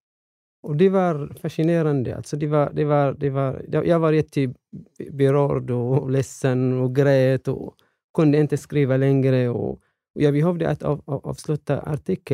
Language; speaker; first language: Swedish; non-native, fluent; Arabic